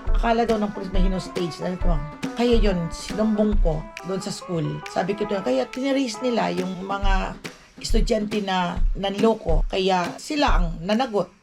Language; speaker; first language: Filipino; non-native, local second language; Aklanon